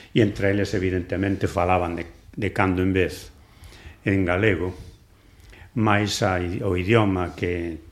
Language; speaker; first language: Galician; non-native, local second language; Spanish